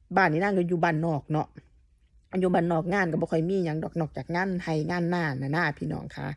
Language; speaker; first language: Thai; native; Thai